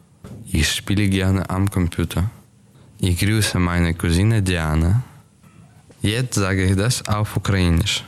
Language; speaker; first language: German; early bilingual, other home language; Ukrainian